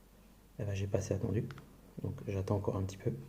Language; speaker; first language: French; native; French